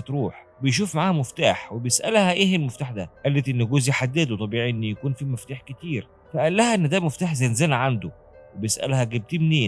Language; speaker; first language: Arabic; native; Arabic